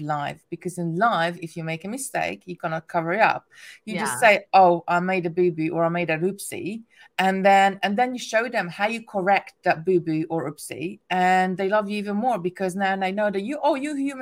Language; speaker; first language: English; non-native, fluent; Hungarian